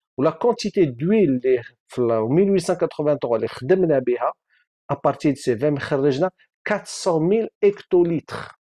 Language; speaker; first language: French; non-native, local second language; Arabic